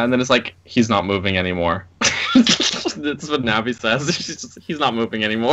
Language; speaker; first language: English; native; English